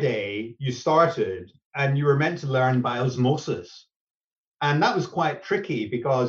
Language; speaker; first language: English; native; English